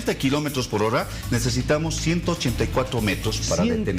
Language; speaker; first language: Spanish; native; Spanish